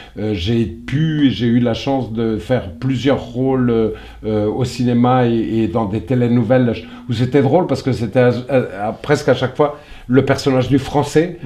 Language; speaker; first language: French; early bilingual, other home language; Portuguese